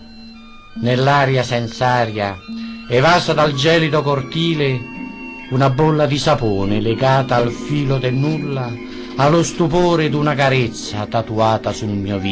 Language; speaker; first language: Italian; native; Italian